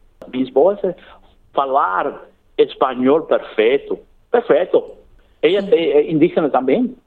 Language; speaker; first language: Portuguese; non-native, learner; English